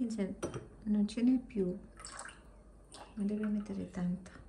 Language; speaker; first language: Italian; non-native, learner; Filipino